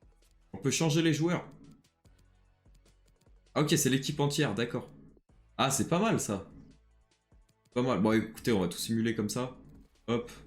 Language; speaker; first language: French; native; French